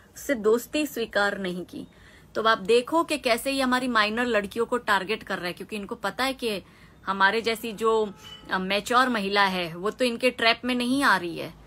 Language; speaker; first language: Hindi; non-native, local second language; Gujarati